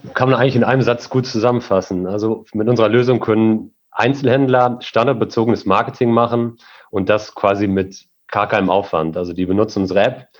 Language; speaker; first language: German; native; German